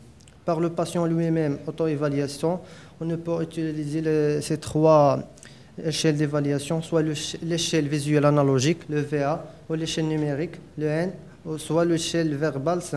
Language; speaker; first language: French; non-native, local second language; Arabic